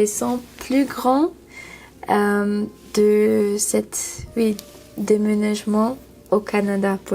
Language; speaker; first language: French; non-native, learner; English